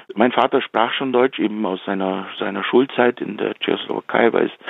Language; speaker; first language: German; early bilingual, heritage; Slovak